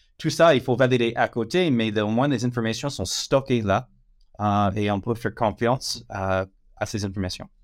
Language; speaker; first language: French; non-native, fluent; English